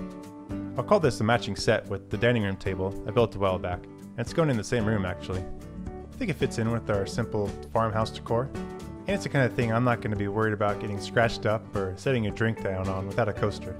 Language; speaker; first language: English; native; English